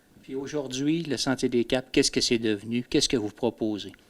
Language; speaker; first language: French; native; French